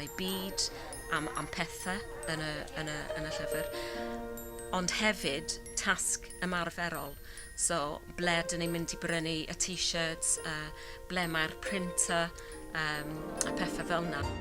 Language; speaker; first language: Welsh; non-native, learner; English